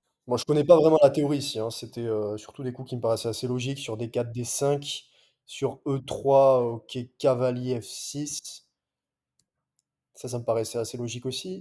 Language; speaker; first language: French; native; French